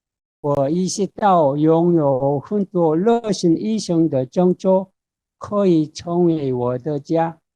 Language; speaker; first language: Chinese; non-native, fluent; Korean